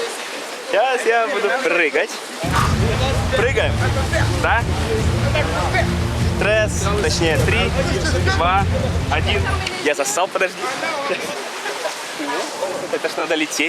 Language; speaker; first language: Russian; native; Russian